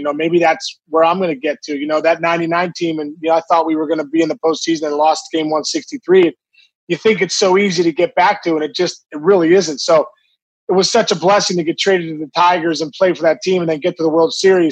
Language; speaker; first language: English; native; English